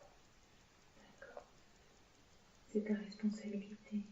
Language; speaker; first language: French; native; French